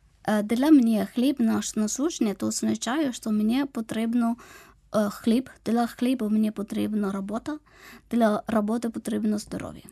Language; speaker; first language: Ukrainian; non-native, learner; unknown